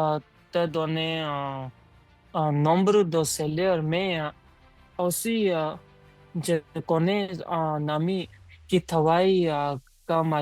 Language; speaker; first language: French; non-native, learner; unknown